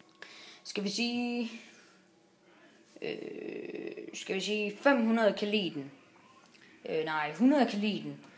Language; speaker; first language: Danish; native; Danish